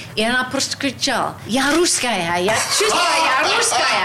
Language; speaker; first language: Russian; non-native, fluent; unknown